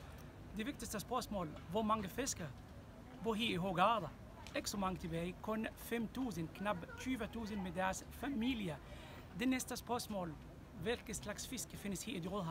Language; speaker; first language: Danish; non-native, fluent; Arabic